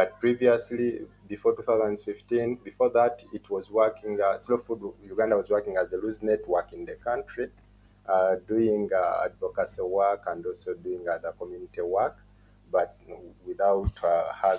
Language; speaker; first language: English; non-native, local second language; Ganda